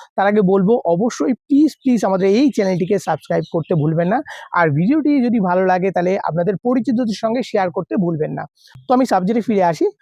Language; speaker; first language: Bangla; native; Bangla